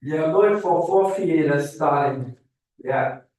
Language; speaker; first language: English; non-native, fluent; German